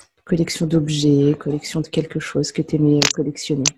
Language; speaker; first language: French; native; French